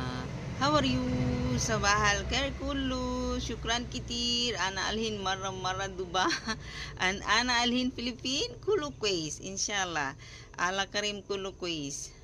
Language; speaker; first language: Arabic; non-native, learner; Filipino